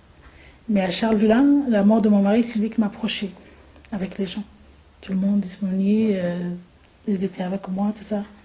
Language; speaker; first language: French; non-native, local second language; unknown